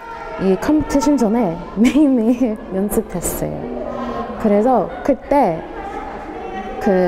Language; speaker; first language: Korean; non-native, learner; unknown